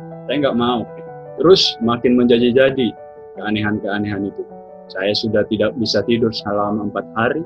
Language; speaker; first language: Indonesian; native; Indonesian